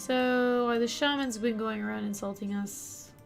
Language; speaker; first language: English; native; English